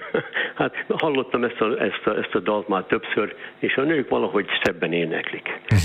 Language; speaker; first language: Hungarian; early bilingual, heritage; Hungarian